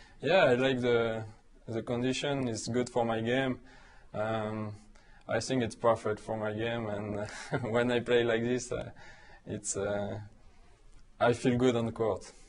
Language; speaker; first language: English; non-native, learner; French